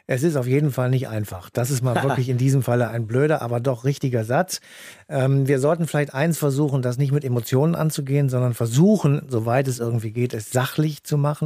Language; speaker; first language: German; native; German